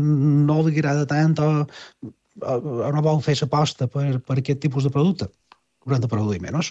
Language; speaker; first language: Catalan; native; Catalan